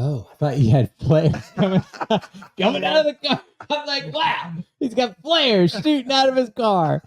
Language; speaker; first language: English; native; English